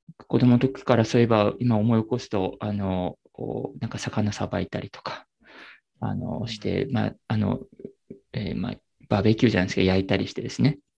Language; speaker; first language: Japanese; native; Japanese